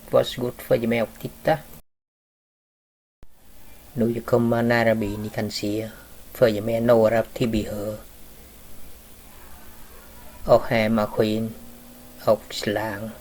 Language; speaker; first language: Swedish; non-native, learner; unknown